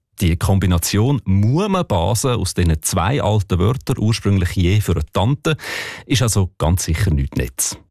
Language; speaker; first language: German; native; German